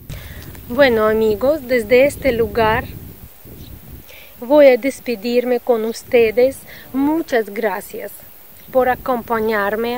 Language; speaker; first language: Spanish; non-native, fluent; Russian